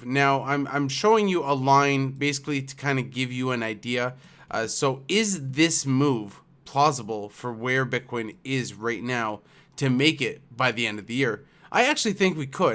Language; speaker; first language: English; native; English